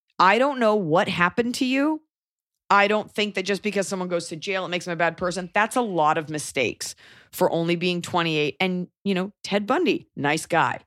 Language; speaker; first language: English; native; English